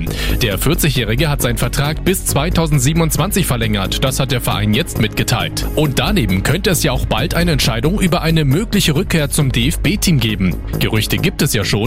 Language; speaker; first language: German; native; German